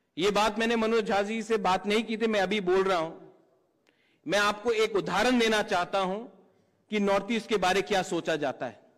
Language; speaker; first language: Hindi; non-native, local second language; Kok Borok